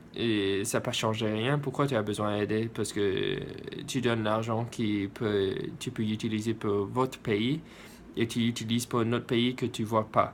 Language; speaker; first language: French; non-native, learner; English